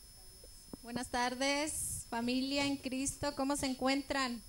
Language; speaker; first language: Spanish; native; Spanish